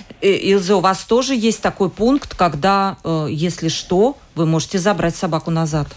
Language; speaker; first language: Russian; native; Russian